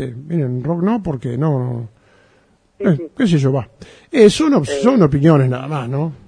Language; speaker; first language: Spanish; native; Spanish